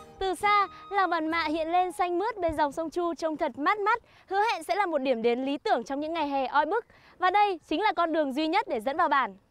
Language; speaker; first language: Vietnamese; native; Vietnamese